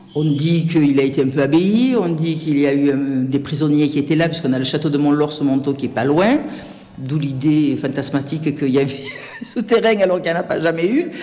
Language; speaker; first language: French; native; French